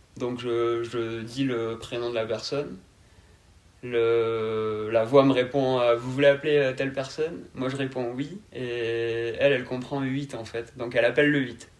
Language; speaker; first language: French; native; French